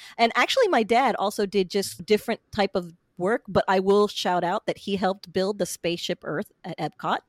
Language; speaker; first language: English; native; English